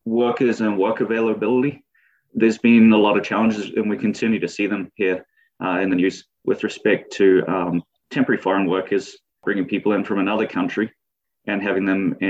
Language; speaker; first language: English; native; English